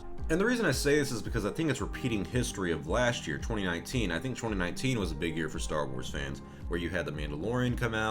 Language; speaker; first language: English; native; English